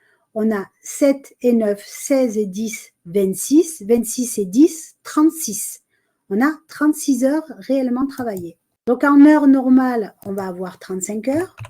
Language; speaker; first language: French; native; French